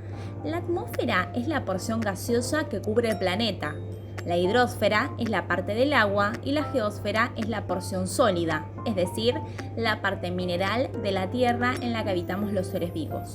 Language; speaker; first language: Spanish; native; Spanish